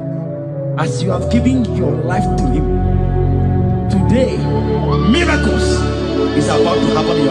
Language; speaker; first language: English; non-native, local second language; Igbo